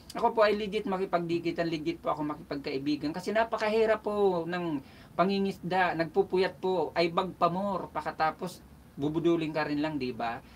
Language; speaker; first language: Filipino; non-native, local second language; Bikol